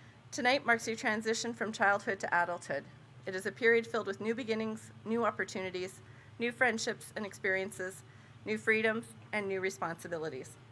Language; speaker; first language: English; native; English